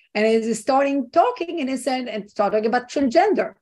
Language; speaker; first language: English; non-native, fluent; Hebrew